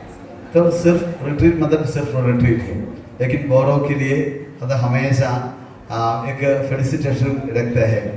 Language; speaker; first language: Hindi; non-native, local second language; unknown